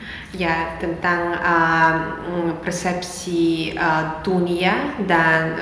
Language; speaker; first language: Indonesian; non-native, fluent; Russian